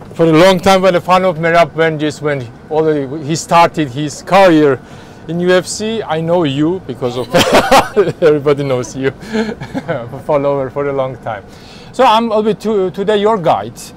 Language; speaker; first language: English; non-native, fluent; Georgian